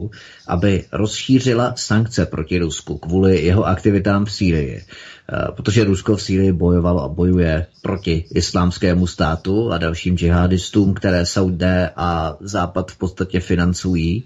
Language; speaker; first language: Czech; native; Czech